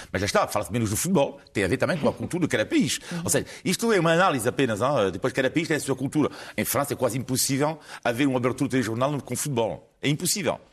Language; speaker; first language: Portuguese; non-native, fluent; French